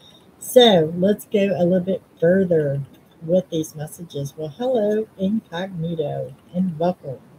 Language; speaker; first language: English; native; English